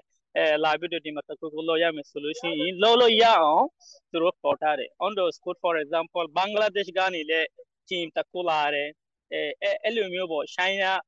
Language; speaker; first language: Burmese; non-native, local second language; Rohingya